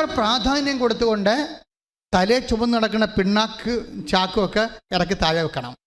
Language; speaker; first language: Malayalam; native; Malayalam